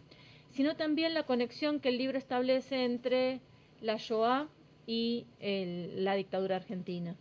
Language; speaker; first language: Spanish; native; Spanish